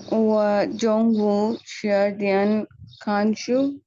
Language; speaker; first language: Chinese; non-native, learner; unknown